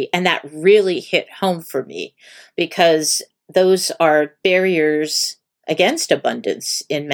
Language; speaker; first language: English; native; English